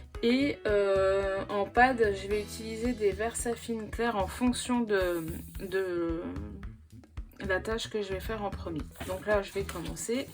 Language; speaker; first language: French; native; French